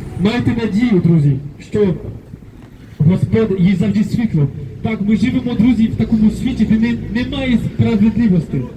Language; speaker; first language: Ukrainian; non-native, fluent; French